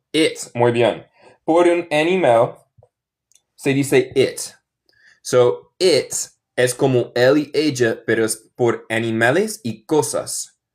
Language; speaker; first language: Spanish; non-native, fluent; English